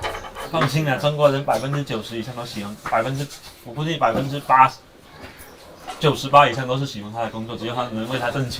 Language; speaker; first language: Chinese; native; Chinese